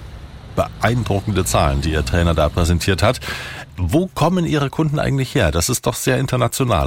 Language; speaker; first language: German; native; German